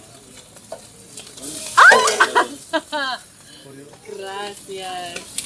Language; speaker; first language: Spanish; non-native, learner; English